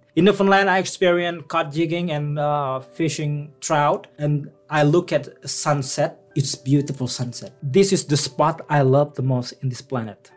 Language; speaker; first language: English; non-native, fluent; Indonesian